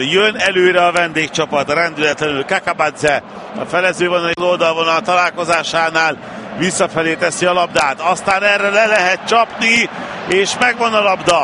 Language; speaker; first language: Hungarian; native; Hungarian